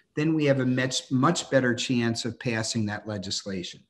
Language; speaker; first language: English; native; English